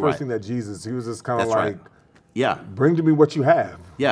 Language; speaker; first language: English; native; English